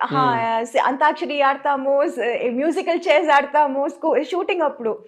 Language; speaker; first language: Telugu; non-native, local second language; Tamil